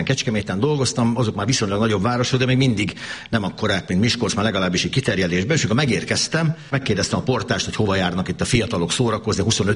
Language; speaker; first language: Hungarian; native; Hungarian